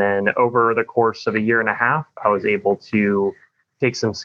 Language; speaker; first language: English; native; English